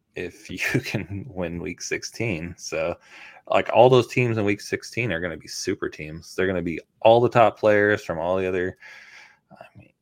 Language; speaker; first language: English; native; English